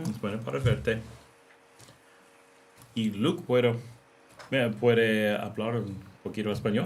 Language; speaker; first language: Spanish; non-native, learner; English